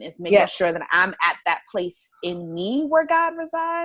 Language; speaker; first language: English; native; English